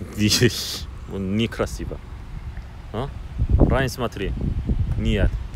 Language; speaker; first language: Russian; non-native, learner; Korean